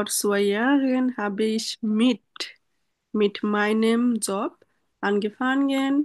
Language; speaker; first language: German; non-native, learner; Bangla